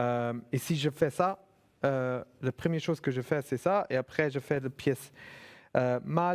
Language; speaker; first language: French; non-native, fluent; German